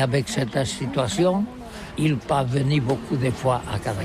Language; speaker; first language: French; non-native, learner; Catalan